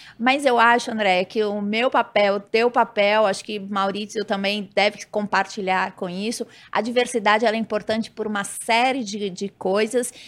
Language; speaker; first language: Portuguese; native; Portuguese